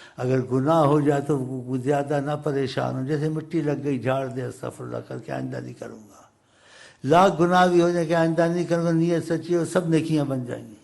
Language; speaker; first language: Urdu; non-native, local second language; Saraiki